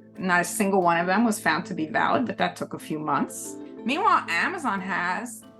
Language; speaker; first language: English; native; English